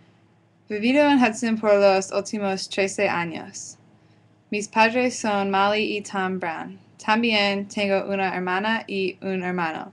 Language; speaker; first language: Spanish; non-native, learner; English